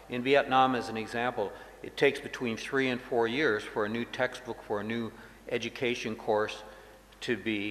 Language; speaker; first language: English; native; English